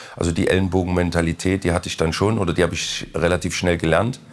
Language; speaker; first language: German; native; German